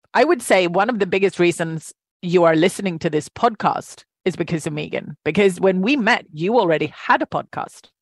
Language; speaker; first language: English; non-native, fluent; Swedish